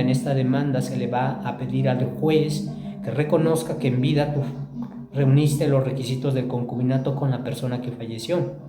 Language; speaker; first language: Spanish; native; Spanish